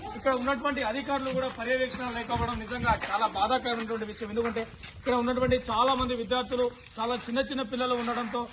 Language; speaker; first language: Telugu; non-native, local second language; Lambadi